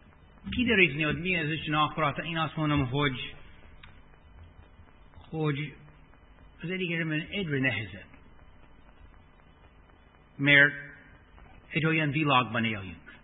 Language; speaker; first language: Hungarian; non-native, fluent; English